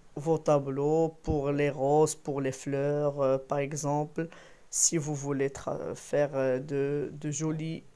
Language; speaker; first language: French; non-native, local second language; Arabic